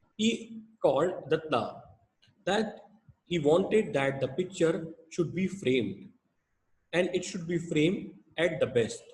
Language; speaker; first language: English; non-native, local second language; Hindi